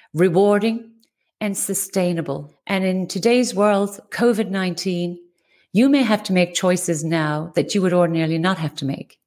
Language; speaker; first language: English; native; English